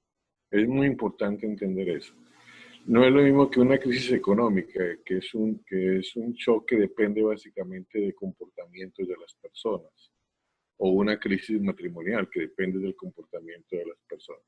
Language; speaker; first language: Spanish; native; Spanish